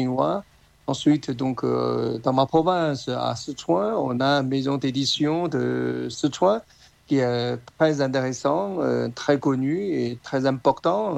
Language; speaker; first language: French; non-native, fluent; Chinese